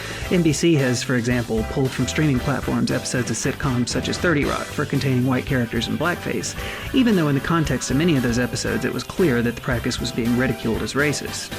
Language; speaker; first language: English; native; English